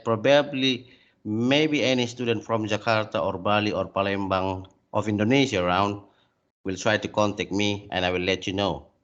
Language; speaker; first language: English; non-native, learner; Indonesian